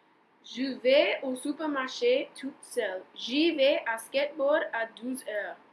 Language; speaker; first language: French; non-native, learner; English